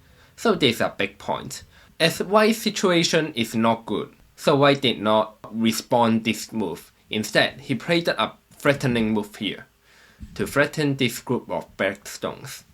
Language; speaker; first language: English; non-native, fluent; Chinese